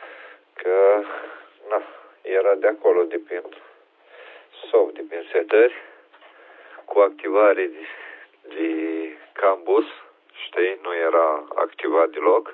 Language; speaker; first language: Romanian; native; Romanian